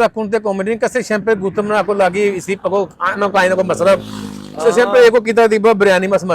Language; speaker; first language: Filipino; non-native, learner; Urdu